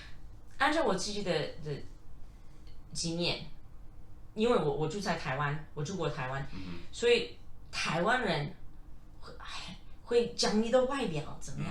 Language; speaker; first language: Chinese; non-native, fluent; English